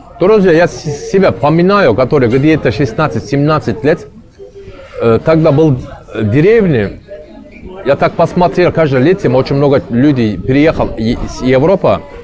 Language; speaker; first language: Russian; non-native, learner; Turkish